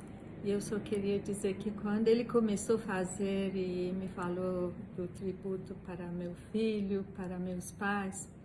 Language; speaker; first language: Portuguese; non-native, fluent; Persian